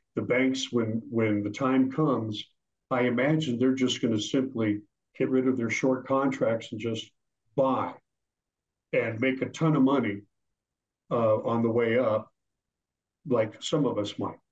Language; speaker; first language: English; native; English